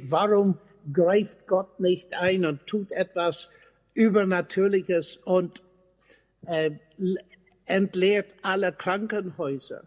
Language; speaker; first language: German; non-native, fluent; English